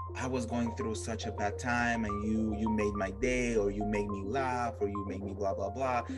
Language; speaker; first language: English; non-native, fluent; Spanish